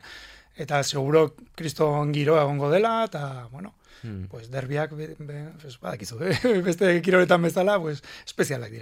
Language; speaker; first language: Basque; non-native, local second language; Spanish